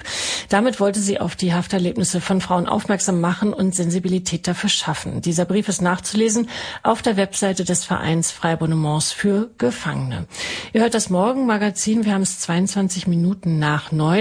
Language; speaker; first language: German; native; German